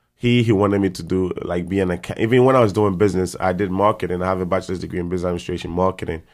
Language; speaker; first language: English; non-native, local second language; Akan